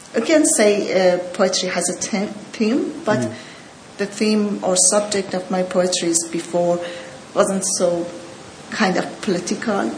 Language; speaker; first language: English; non-native, learner; Persian